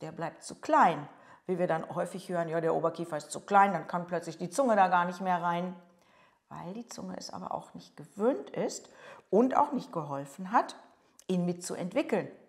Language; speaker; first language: German; native; German